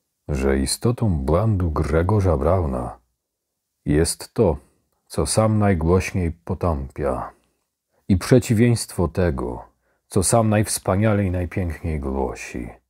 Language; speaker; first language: Polish; native; Polish